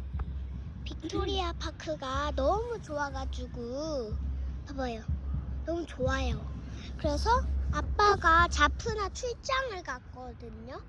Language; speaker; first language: Korean; early bilingual, heritage; Korean